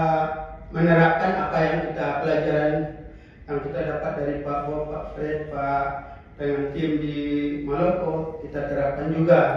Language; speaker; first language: Indonesian; native; Indonesian